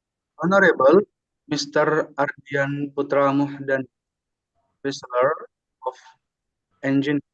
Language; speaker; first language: English; non-native, learner; Indonesian